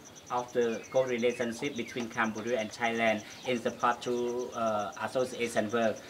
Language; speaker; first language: English; non-native, learner; Khmer